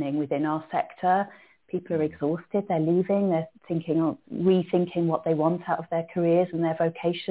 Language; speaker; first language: English; native; English